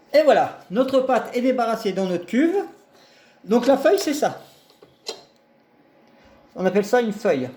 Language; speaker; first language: French; native; French